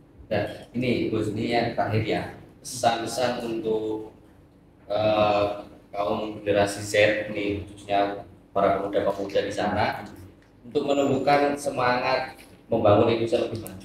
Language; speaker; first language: Indonesian; native; Indonesian